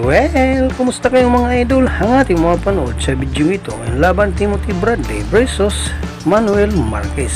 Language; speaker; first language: Filipino; native; Filipino